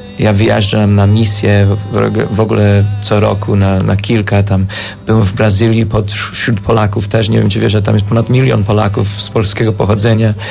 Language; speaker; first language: Polish; early bilingual, heritage; Polish